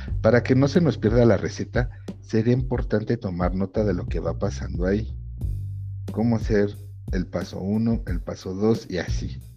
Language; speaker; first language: Spanish; native; Spanish